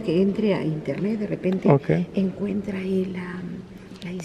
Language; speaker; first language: Spanish; native; Spanish